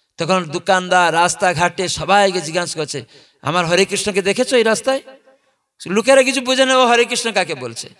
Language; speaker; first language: Bangla; non-native, fluent; Odia